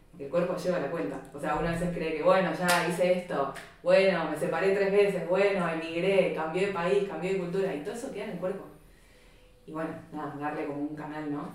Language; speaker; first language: Spanish; native; Spanish